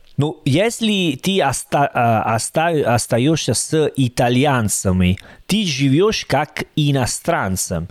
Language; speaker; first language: Russian; non-native, learner; Italian